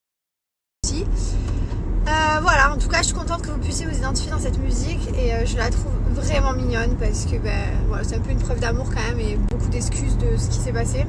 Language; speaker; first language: French; native; French